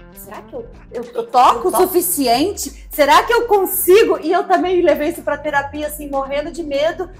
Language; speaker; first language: Portuguese; native; Portuguese